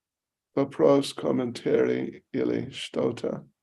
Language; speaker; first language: Russian; non-native, learner; English